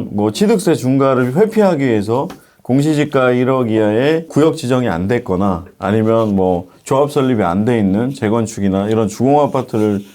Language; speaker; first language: Korean; native; Korean